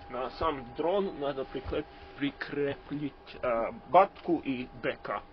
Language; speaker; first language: Ukrainian; non-native, learner; Slovak